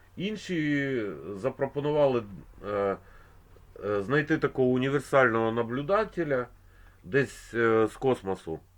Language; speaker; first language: Ukrainian; non-native, local second language; Russian